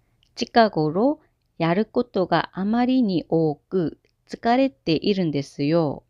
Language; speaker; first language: Japanese; non-native, fluent; Korean